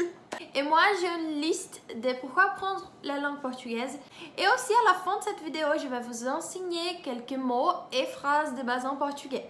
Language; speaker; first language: French; non-native, fluent; Portuguese